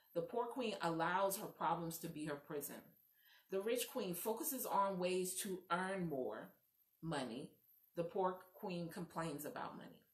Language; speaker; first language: English; native; English